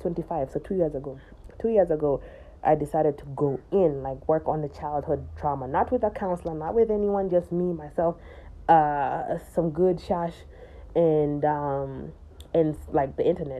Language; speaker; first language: English; native; English